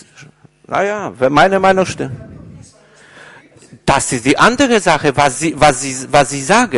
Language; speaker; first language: German; non-native, fluent; Polish